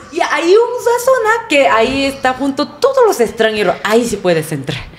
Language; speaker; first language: Spanish; non-native, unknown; Korean